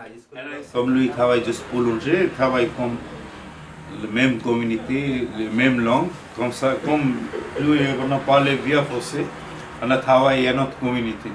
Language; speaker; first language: French; non-native, learner; Bangla